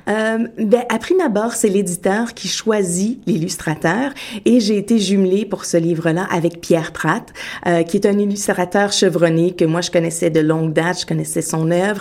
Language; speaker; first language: French; native; French